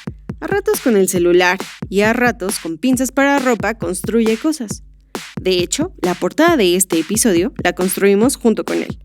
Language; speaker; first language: Spanish; native; Spanish